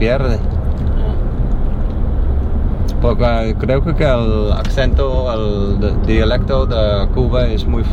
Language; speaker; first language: Spanish; non-native, learner; English